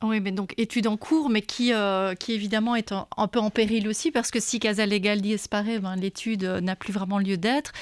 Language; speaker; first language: French; native; French